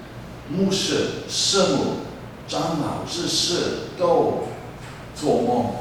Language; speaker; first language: Chinese; non-native, fluent; English